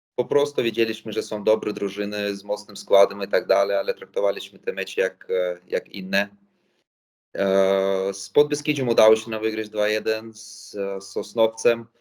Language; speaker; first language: Polish; non-native, fluent; Latvian